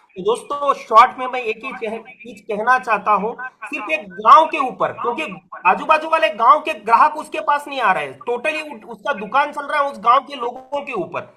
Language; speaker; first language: Hindi; non-native, local second language; Marathi